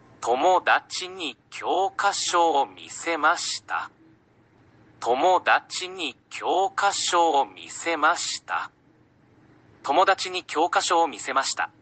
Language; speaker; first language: Japanese; non-native, learner; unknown